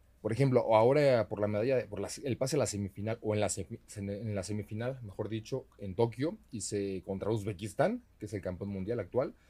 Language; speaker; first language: Spanish; native; Spanish